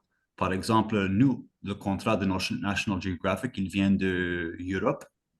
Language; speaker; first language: French; non-native, fluent; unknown